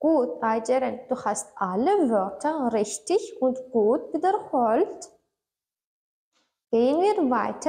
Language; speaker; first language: German; non-native, learner; Turkmen